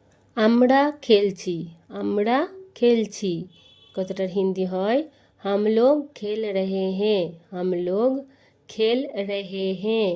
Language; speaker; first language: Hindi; non-native, fluent; Bangla